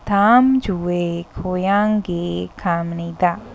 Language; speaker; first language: Korean; non-native, learner; Hindi